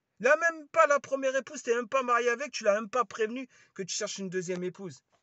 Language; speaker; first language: French; early bilingual, other home language; Lingala